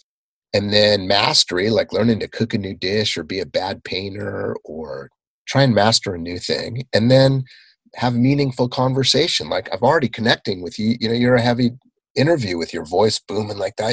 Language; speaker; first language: English; native; English